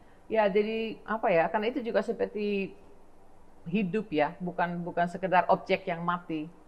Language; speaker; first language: Indonesian; non-native, fluent; Dutch